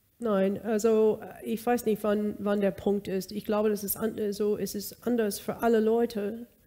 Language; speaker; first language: German; non-native, fluent; English